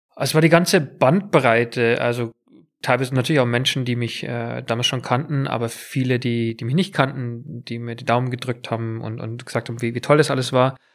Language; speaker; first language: German; native; German